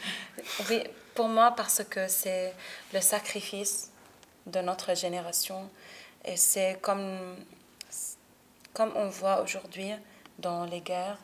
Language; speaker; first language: French; non-native, local second language; Arabic